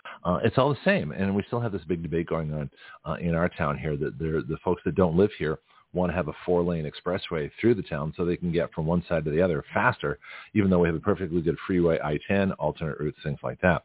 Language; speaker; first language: English; native; English